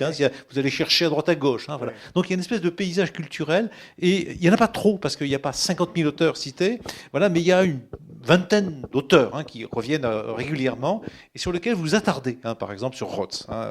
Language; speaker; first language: French; native; French